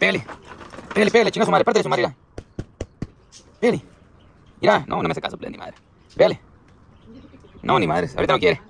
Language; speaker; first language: Spanish; early bilingual, heritage; Spanish